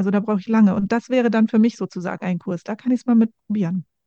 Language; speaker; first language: German; native; German